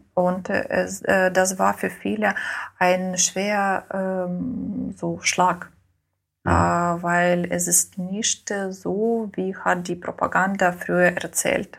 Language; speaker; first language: German; non-native, learner; Ukrainian